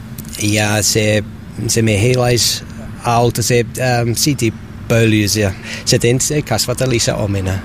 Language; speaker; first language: Finnish; non-native, learner; English